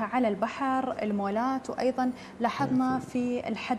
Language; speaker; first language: Arabic; native; Arabic